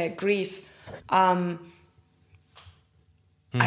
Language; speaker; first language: English; non-native, fluent; Spanish